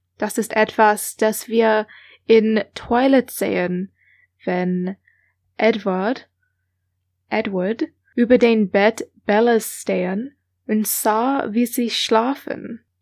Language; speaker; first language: German; non-native, learner; English